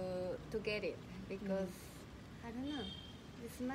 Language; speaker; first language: English; non-native, learner; Spanish